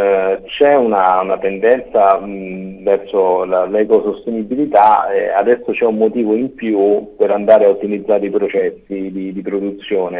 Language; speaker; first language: Italian; native; Italian